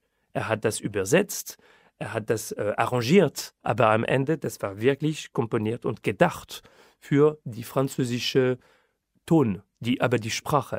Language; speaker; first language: German; non-native, fluent; French